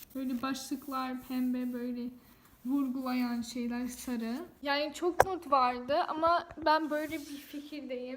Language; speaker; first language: Turkish; non-native, fluent; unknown